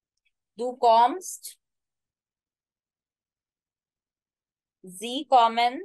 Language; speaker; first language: German; non-native, fluent; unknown